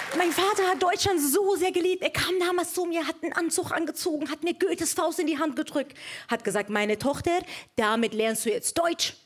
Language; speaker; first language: German; early bilingual, other home language; Persian